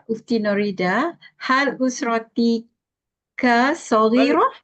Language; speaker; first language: Arabic; non-native, learner; Malay